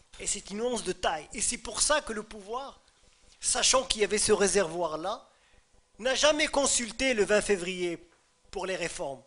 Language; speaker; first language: French; non-native, local second language; Arabic